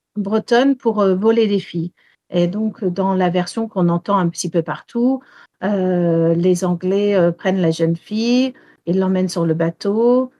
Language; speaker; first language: French; early bilingual, heritage; French